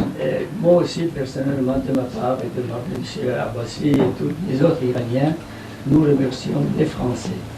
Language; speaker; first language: French; non-native, learner; Persian